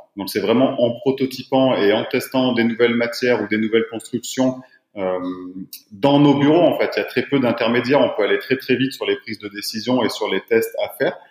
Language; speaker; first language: French; native; French